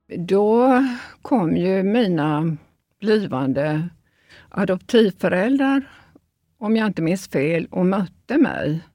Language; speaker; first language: Swedish; early bilingual, other home language; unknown